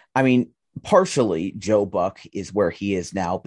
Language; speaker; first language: English; native; English